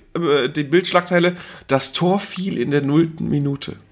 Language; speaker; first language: German; native; German